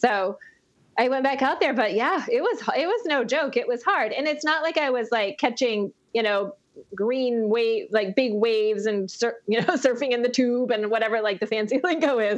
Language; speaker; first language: English; native; English